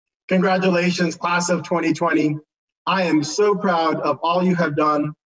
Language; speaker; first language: English; early bilingual, other home language; Spanish